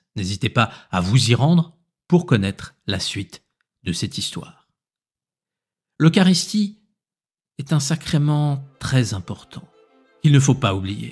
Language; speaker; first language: French; native; French